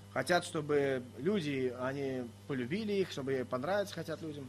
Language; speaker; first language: Russian; native; Russian